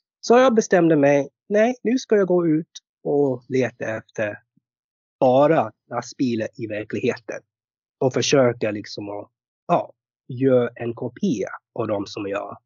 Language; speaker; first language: Swedish; non-native, fluent; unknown